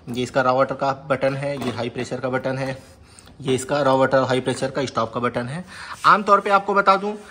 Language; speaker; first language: Hindi; native; Hindi